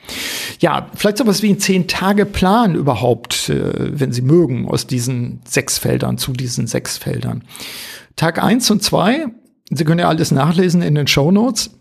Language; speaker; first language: German; native; German